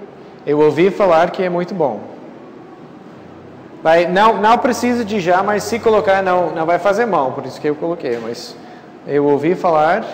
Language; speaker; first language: Portuguese; non-native, fluent; English